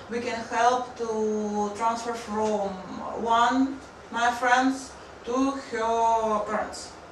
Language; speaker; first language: English; non-native, learner; Russian